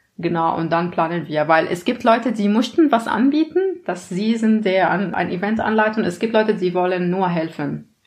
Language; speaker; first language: German; non-native, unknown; Arabic